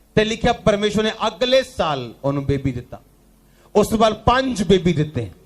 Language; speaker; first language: Hindi; non-native, local second language; Punjabi